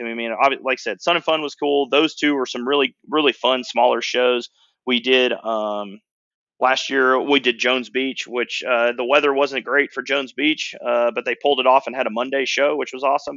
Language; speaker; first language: English; native; English